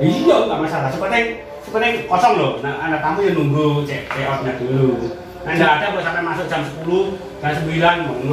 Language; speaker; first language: Indonesian; non-native, local second language; Javanese